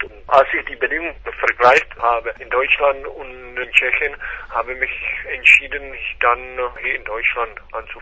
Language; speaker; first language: German; non-native, fluent; Czech